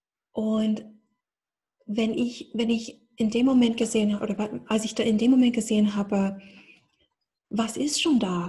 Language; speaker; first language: German; non-native, fluent; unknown